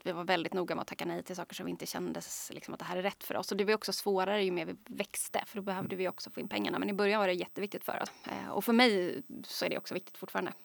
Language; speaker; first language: Swedish; native; Swedish